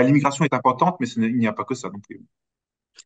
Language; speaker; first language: French; native; French